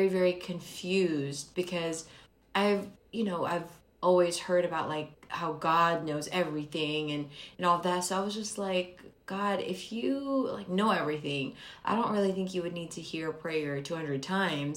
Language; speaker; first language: English; early bilingual, other home language; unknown